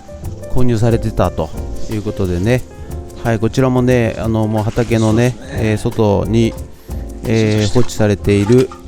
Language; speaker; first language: Japanese; native; Japanese